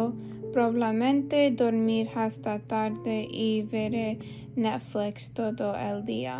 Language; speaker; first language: Spanish; non-native, learner; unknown